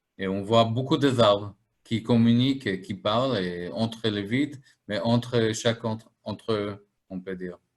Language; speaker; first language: French; non-native, fluent; Hebrew